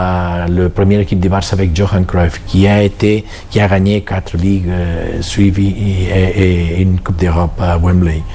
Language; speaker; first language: French; non-native, fluent; Catalan